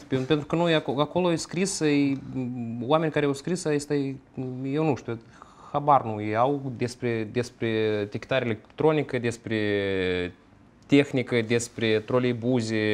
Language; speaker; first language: Romanian; non-native, local second language; Russian